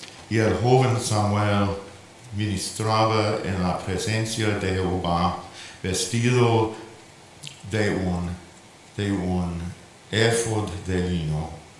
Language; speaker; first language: Spanish; non-native, learner; English